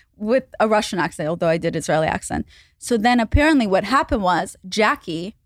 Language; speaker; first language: English; non-native, fluent; Hebrew